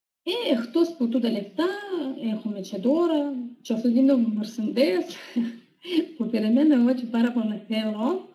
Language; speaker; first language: Greek; non-native, fluent; Russian